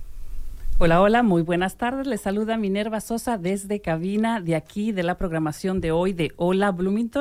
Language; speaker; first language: Spanish; native; Spanish